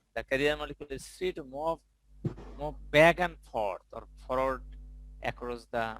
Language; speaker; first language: English; non-native, local second language; Bangla